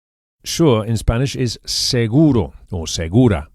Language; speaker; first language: Spanish; non-native, fluent; English